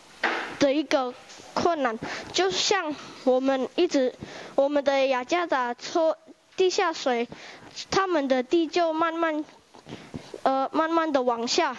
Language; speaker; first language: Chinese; non-native, learner; Indonesian